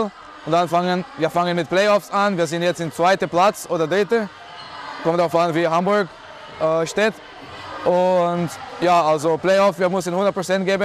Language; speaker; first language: German; non-native, learner; Portuguese